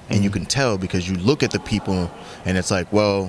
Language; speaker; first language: English; native; English